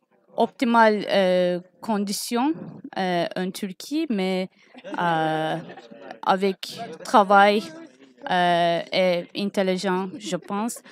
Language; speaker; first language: French; non-native, learner; Turkish